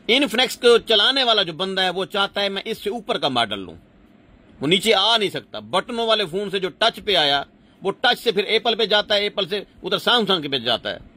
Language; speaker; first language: Urdu; non-native, local second language; Punjabi